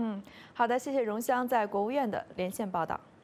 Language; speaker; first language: Chinese; native; Chinese